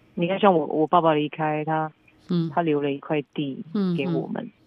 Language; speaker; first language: Chinese; native; Chinese